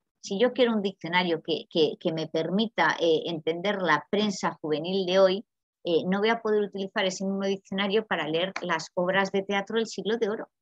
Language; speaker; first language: Spanish; native; Spanish